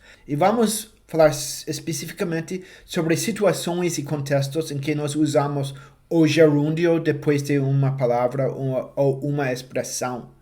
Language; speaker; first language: Portuguese; non-native, fluent; English